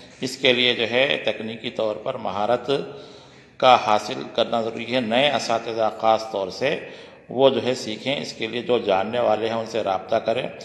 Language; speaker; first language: Urdu; native; Urdu